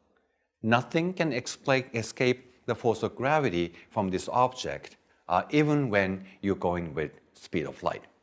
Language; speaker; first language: English; non-native, fluent; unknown